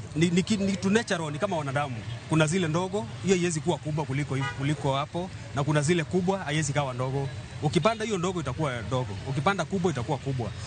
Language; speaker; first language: Swahili; non-native, local second language; Kamba